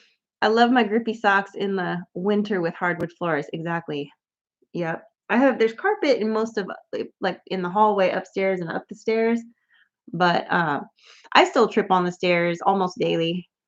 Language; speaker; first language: English; native; English